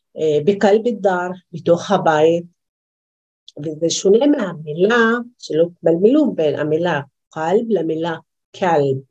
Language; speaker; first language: Hebrew; non-native, local second language; Arabic